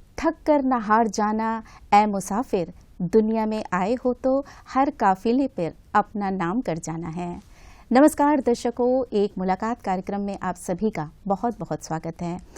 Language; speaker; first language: Hindi; native; Hindi